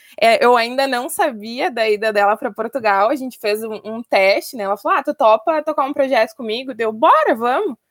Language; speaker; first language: Portuguese; native; Portuguese